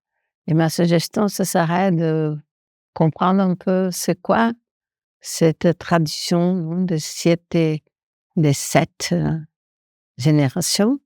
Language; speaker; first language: French; non-native, fluent; Portuguese